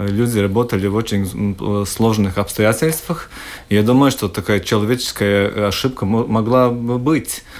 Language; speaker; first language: Russian; non-native, local second language; Latvian